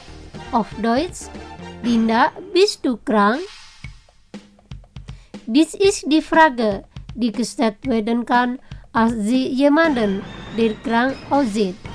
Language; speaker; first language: German; non-native, fluent; Indonesian